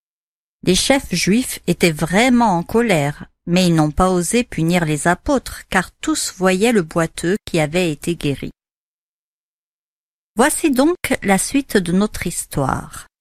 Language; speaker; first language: French; native; French